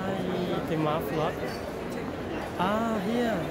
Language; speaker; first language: Danish; non-native, learner; Thai